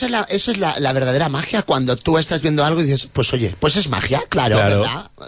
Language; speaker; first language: Spanish; native; Spanish